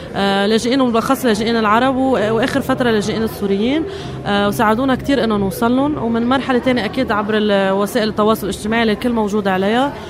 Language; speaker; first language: Arabic; native; Arabic